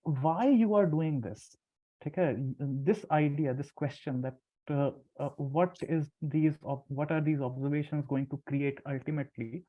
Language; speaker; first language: English; non-native, local second language; Hindi